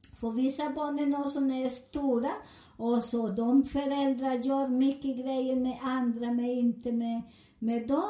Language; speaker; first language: Swedish; non-native, fluent; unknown